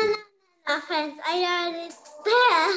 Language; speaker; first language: English; non-native, learner; Indonesian